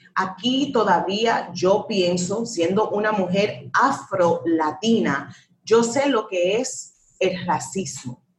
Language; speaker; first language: Spanish; early bilingual, heritage; Spanish